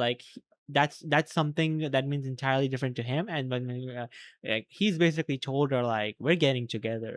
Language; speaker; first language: English; native; English